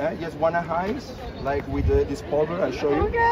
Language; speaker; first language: English; non-native, learner; Italian